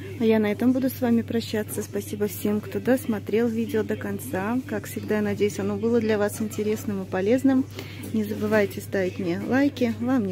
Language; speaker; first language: Russian; native; Russian